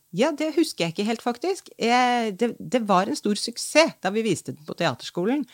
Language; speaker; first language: Norwegian; native; Norwegian